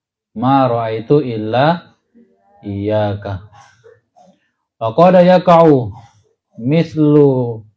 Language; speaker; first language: Arabic; non-native, fluent; Indonesian